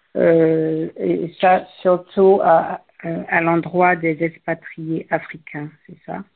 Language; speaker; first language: French; non-native, local second language; Bambara